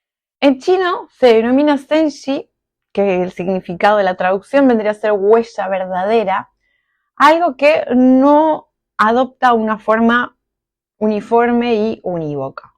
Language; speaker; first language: Spanish; native; Spanish